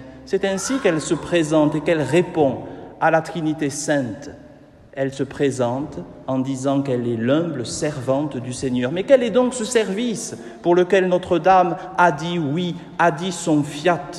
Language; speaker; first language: French; native; French